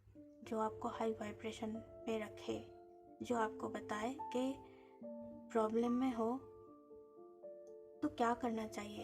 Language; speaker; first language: Hindi; native; Hindi